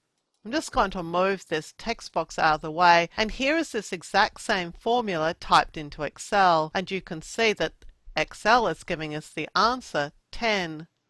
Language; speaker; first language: English; native; English